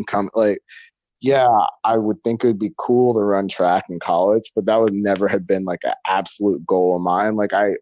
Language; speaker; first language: English; native; English